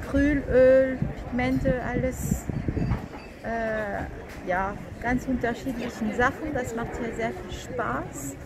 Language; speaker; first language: German; non-native, fluent; French